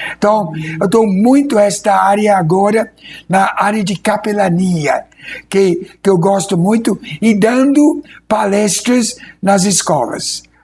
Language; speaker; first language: Portuguese; non-native, fluent; English